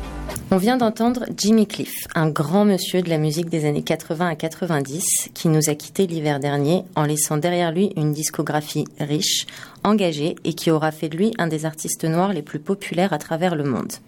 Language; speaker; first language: French; native; French